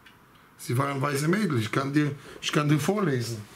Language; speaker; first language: German; non-native, fluent; Hebrew